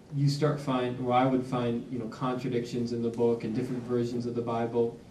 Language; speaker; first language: English; native; English